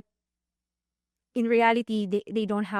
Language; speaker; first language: English; non-native, local second language; Filipino